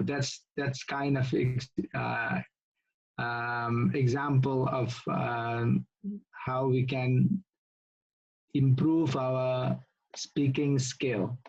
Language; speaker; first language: English; non-native, local second language; Indonesian